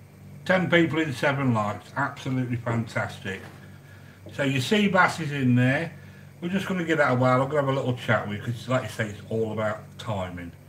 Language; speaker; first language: English; native; English